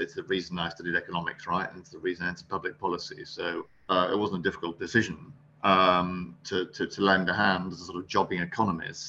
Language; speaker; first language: English; native; English